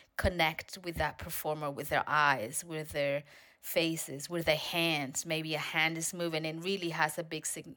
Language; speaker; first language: English; non-native, fluent; Spanish